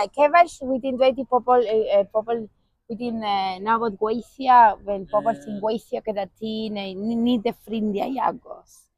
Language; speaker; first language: Welsh; early bilingual, heritage; Welsh